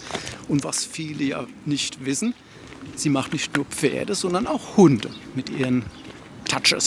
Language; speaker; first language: German; native; German